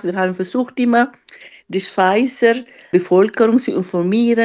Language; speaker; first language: German; non-native, fluent; Arabic